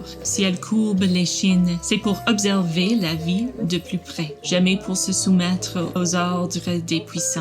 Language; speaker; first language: French; non-native, learner; English